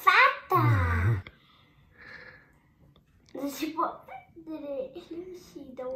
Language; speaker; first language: Italian; early bilingual, heritage; Italian